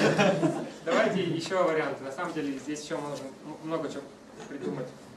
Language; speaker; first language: Russian; native; Russian